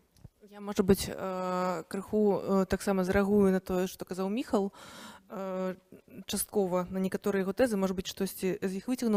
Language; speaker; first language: Polish; non-native, learner; Belarusian